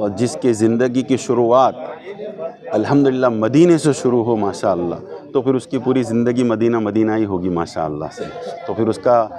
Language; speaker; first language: Urdu; non-native, local second language; Gujarati